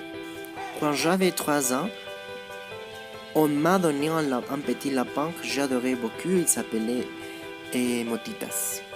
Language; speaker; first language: French; non-native, learner; Spanish